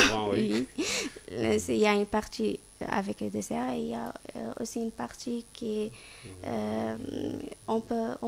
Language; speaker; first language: French; non-native, fluent; Arabic